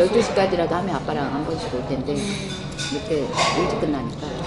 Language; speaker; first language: Korean; native; Korean